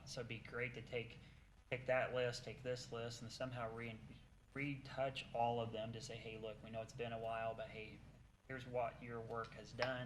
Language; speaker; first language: English; native; English